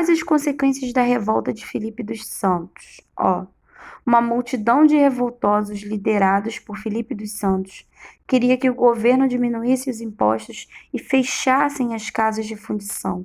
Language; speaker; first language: Portuguese; native; Portuguese